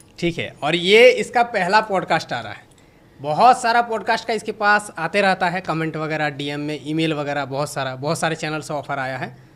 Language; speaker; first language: Hindi; native; Hindi